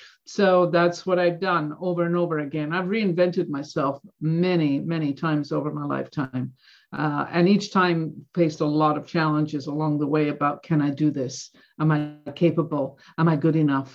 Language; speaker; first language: English; native; English